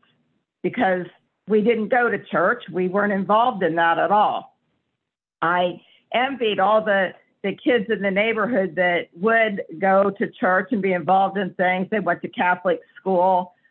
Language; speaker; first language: English; native; English